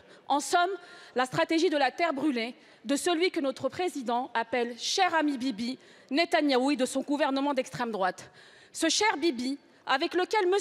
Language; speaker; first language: French; native; French